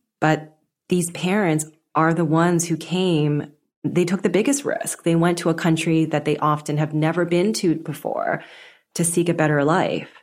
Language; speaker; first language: English; native; English